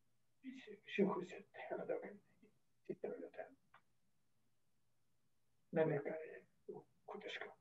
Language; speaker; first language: Swedish; non-native, fluent; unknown